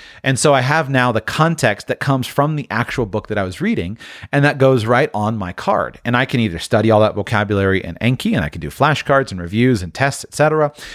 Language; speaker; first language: English; native; English